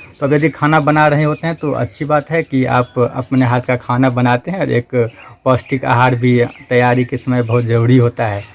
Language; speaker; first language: Hindi; non-native, local second language; Maithili